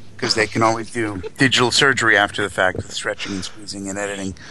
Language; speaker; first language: English; native; English